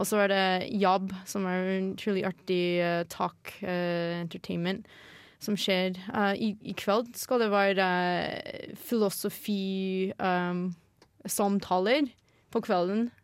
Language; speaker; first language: Norwegian; non-native, fluent; English